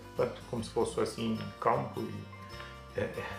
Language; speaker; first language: Portuguese; non-native, fluent; Turkish